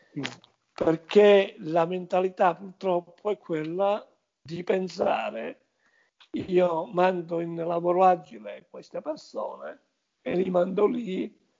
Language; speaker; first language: Italian; native; Italian